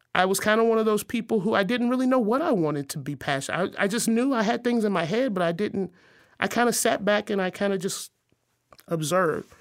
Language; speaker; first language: English; native; English